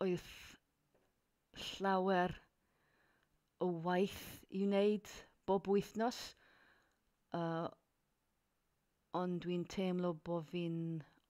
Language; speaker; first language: Welsh; non-native, learner; English